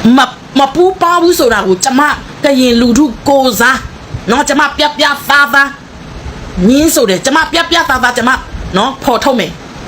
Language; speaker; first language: Burmese; non-native, local second language; S'gaw Karen